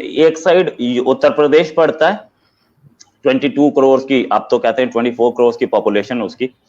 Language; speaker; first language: Hindi; native; Hindi